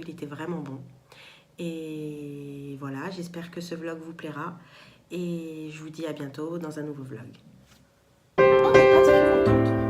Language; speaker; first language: French; native; French